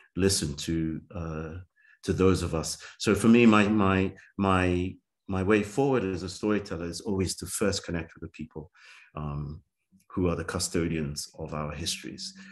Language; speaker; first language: English; native; English